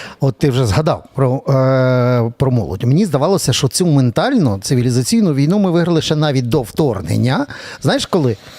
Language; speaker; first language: Ukrainian; native; Ukrainian